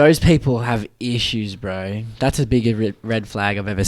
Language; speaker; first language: English; native; English